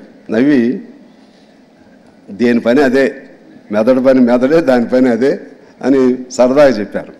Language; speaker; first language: Telugu; native; Telugu